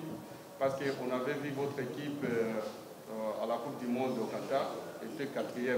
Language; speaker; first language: French; non-native, fluent; Swahili